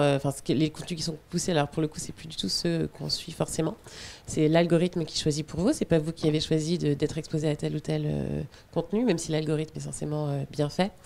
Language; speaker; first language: French; native; French